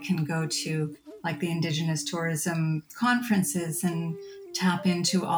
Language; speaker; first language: English; native; English